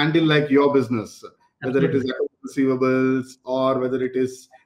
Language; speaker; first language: English; non-native, local second language; Telugu